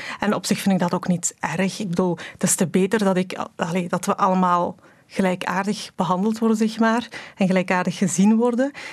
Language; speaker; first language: Dutch; early bilingual, other home language; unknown